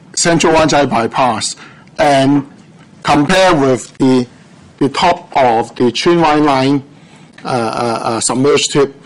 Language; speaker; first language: English; non-native, local second language; Cantonese